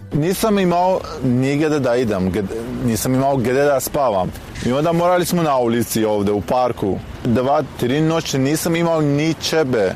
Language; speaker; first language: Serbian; non-native, learner; Persian